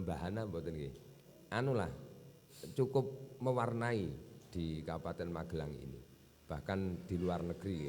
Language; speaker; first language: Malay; non-native, local second language; Javanese